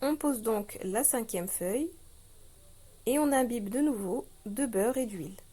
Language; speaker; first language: French; non-native, local second language; Arabic